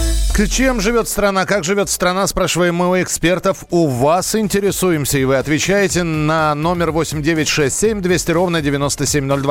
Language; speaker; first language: Russian; native; Russian